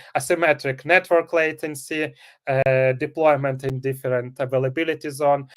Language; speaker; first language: English; non-native, fluent; Ukrainian